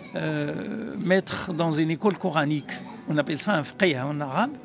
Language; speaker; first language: French; non-native, local second language; Arabic